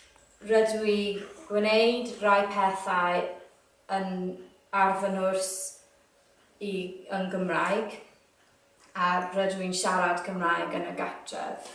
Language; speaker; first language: Welsh; non-native, local second language; English